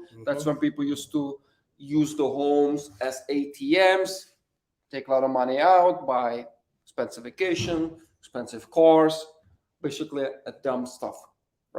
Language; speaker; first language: English; native; English